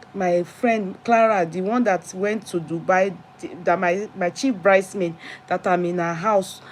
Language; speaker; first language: English; non-native, local second language; Yoruba